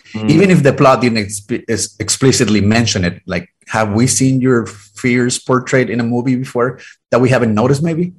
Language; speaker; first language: English; non-native, fluent; Spanish